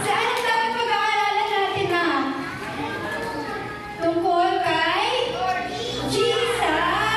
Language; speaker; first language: Filipino; native; Filipino